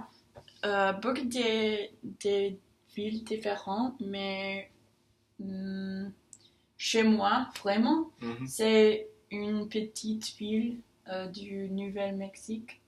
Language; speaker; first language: French; non-native, learner; English